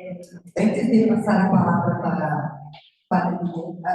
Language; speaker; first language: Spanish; non-native, learner; Portuguese